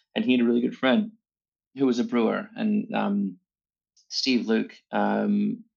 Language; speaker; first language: English; native; English